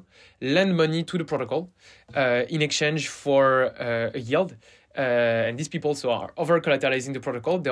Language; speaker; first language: English; non-native, fluent; French